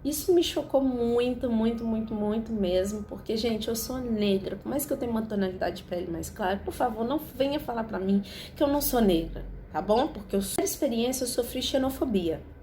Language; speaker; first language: Portuguese; native; Portuguese